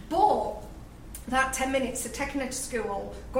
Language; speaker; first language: English; native; English